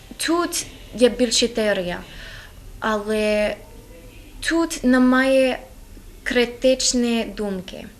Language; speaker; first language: Ukrainian; non-native, learner; English